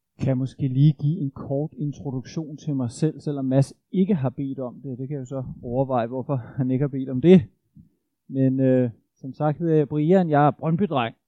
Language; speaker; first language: Danish; native; Danish